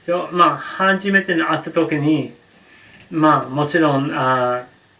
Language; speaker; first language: Japanese; non-native, learner; English